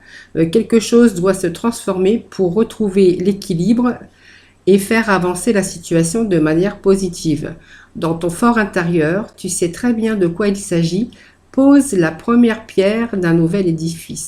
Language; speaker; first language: French; native; French